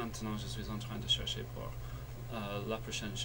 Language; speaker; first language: French; non-native, fluent; English